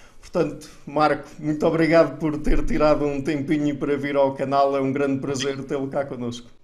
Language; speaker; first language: Portuguese; native; Portuguese